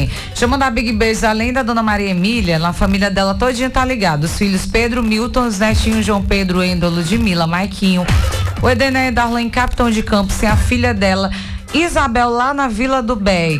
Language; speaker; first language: Portuguese; native; Portuguese